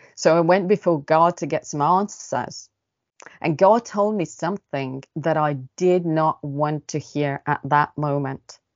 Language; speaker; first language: English; early bilingual, other home language; Estonian